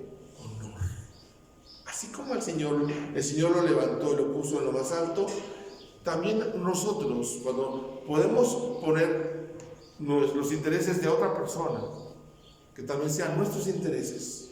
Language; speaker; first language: Spanish; native; Spanish